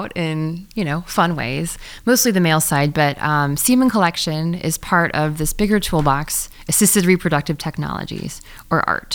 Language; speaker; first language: English; native; English